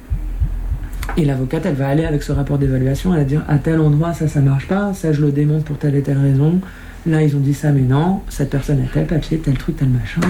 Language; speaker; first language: French; native; French